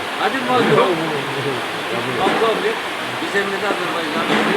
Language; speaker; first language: Russian; non-native, fluent; Azerbaijani